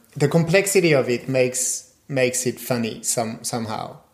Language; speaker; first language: English; non-native, fluent; French